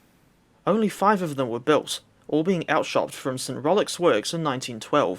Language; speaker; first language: English; native; English